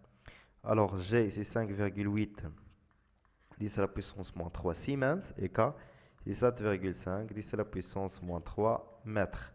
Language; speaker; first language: French; non-native, local second language; Arabic